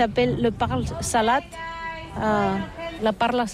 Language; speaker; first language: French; non-native, learner; Catalan